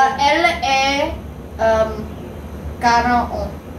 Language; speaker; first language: French; non-native, learner; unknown